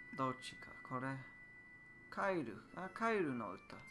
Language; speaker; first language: Japanese; non-native, learner; English